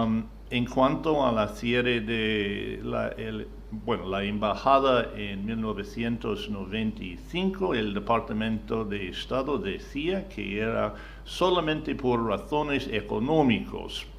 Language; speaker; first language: Spanish; non-native, fluent; English